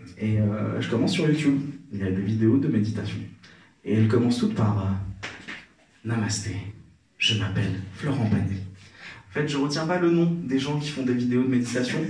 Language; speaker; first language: French; non-native, local second language; Arabic